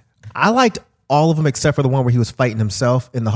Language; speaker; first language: English; native; English